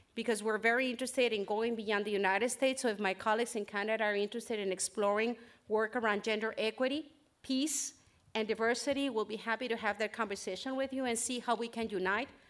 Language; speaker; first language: English; early bilingual, other home language; Spanish